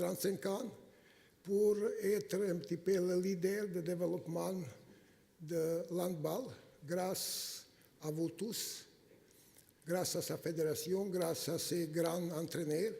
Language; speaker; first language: French; non-native, fluent; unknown